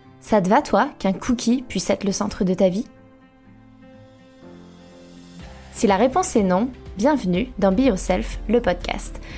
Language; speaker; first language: French; native; French